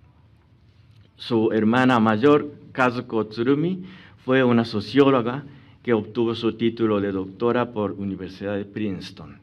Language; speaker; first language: Spanish; non-native, fluent; Japanese